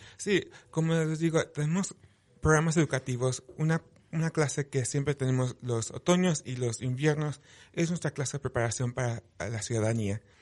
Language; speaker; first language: Spanish; early bilingual, heritage; Spanish